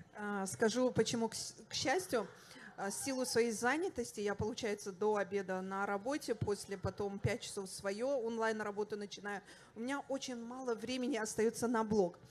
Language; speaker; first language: Russian; non-native, local second language; Avaric